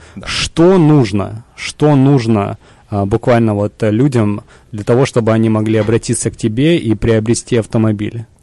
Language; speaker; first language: Russian; early bilingual, heritage; Russian